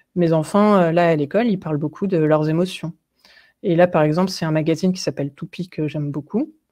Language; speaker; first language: French; native; French